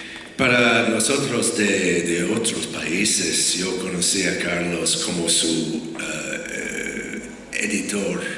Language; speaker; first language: Spanish; non-native, fluent; English